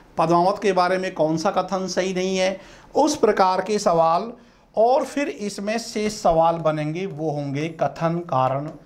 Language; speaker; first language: Hindi; native; Hindi